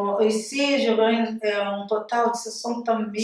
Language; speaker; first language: French; non-native, learner; Portuguese